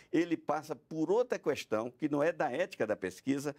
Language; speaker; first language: Portuguese; non-native, fluent; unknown